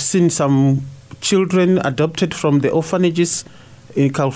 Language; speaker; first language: English; non-native, local second language; Shona